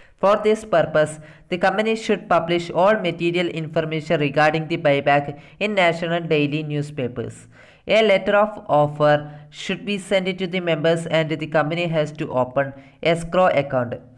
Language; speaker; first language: English; non-native, local second language; Malayalam